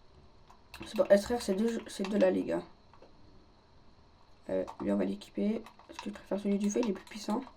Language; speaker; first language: French; native; French